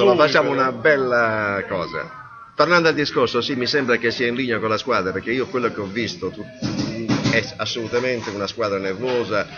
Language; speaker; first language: Italian; native; Italian